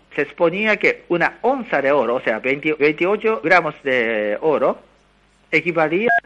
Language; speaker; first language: Spanish; non-native, fluent; Japanese